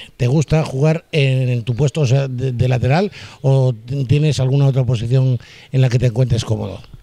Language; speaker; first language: Spanish; native; Spanish